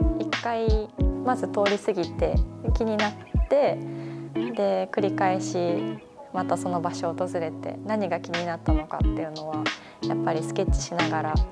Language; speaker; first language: Japanese; native; Japanese